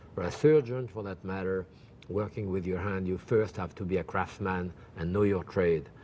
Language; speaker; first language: English; non-native, fluent; French